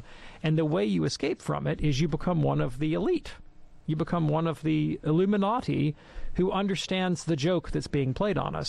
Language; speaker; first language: English; native; English